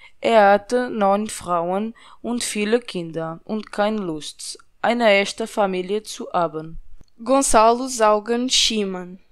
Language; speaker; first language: German; non-native, learner; Portuguese